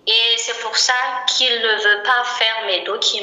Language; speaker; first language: French; non-native, local second language; Malagasy